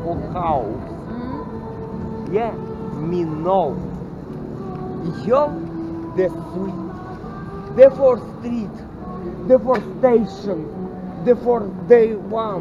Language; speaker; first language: English; non-native, learner; Russian